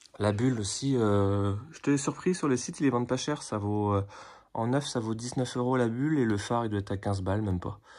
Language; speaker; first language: French; native; French